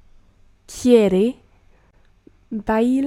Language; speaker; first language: Spanish; non-native, learner; English